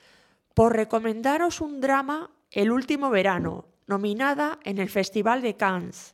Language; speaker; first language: Spanish; native; Spanish